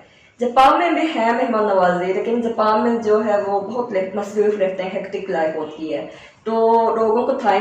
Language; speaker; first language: Hindi; non-native, fluent; Japanese